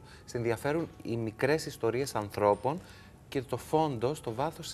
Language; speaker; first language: Greek; native; Greek